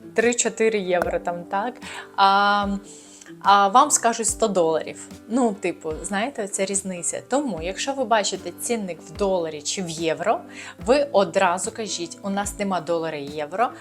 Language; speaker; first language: Ukrainian; non-native, local second language; Russian